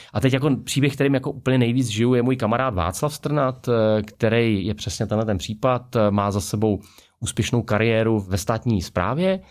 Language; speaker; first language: Czech; native; Czech